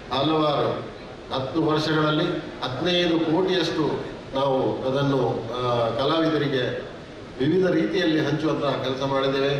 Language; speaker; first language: Kannada; non-native, local second language; Tulu